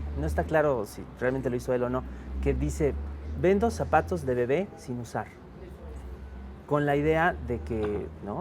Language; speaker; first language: Spanish; native; Spanish